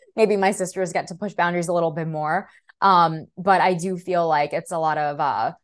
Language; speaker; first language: English; early bilingual, other home language; Russian